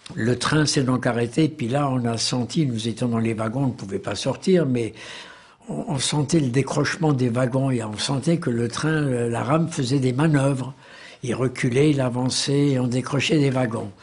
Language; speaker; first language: French; native; French